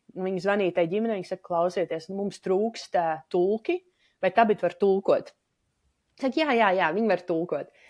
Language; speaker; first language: Latvian; native; Latvian